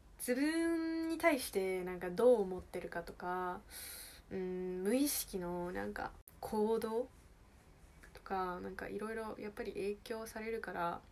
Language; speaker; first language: Japanese; early bilingual, heritage; Japanese